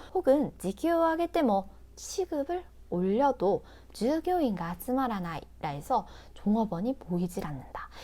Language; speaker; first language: Korean; native; Korean